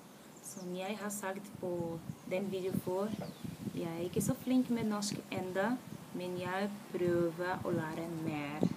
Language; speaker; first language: Norwegian; non-native, learner; Portuguese